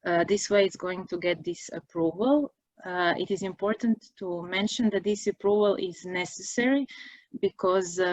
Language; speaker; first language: English; non-native, fluent; Croatian